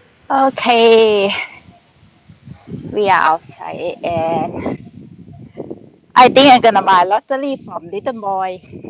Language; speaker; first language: English; non-native, learner; Thai